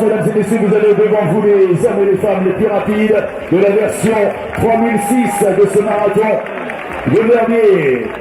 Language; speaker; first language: French; native; French